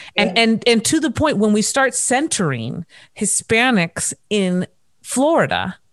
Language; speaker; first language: English; native; English